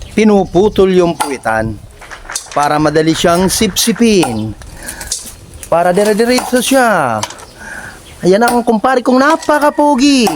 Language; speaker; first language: Filipino; native; Filipino